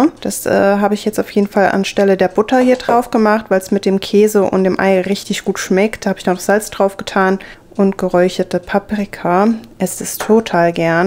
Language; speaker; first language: German; native; German